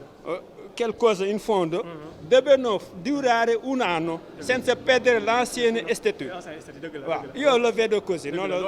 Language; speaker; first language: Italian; non-native, learner; Wolof